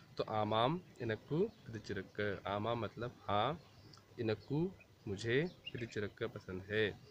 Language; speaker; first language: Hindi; native; Hindi